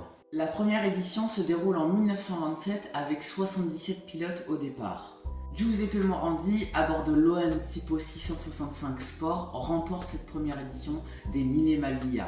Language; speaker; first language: French; native; French